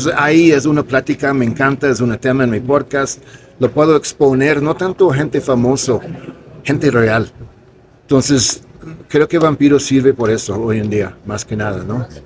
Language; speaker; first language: Spanish; non-native, fluent; English